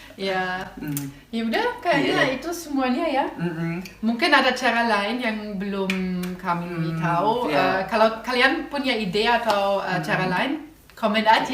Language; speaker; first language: Indonesian; non-native, fluent; German